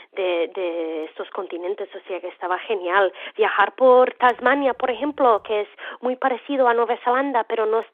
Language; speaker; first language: Spanish; non-native, fluent; English